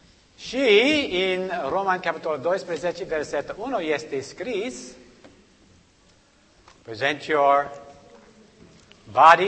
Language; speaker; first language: Romanian; non-native, learner; English